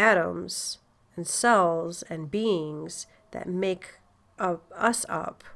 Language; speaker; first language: English; native; English